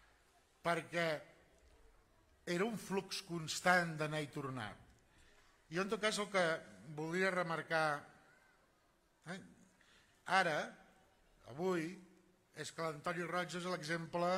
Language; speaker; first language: Catalan; native; Catalan